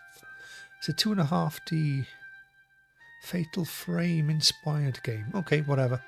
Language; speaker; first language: English; native; English